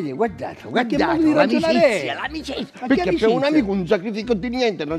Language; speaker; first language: Italian; native; Italian